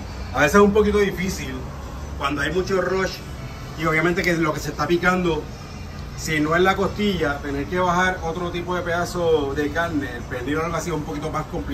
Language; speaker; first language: Spanish; native; Spanish